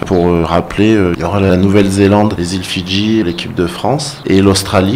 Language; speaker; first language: French; native; French